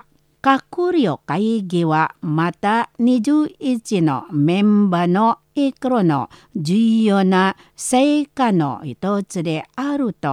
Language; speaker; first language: Japanese; non-native, fluent; Indonesian